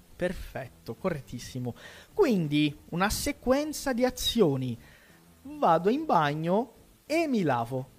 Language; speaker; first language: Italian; non-native, fluent; Portuguese